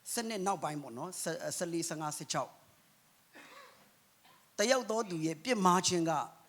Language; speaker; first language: Burmese; non-native, local second language; Kachin